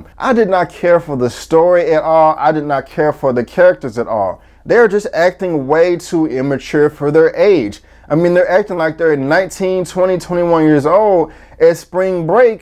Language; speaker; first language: English; native; English